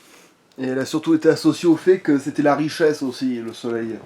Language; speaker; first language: French; native; French